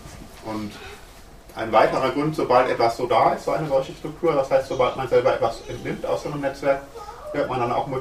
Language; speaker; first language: German; native; German